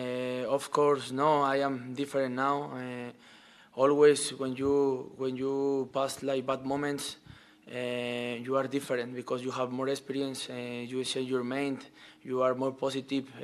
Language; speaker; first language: English; non-native, learner; Spanish